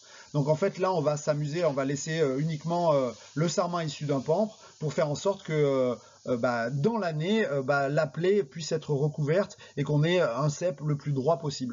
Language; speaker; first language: French; native; French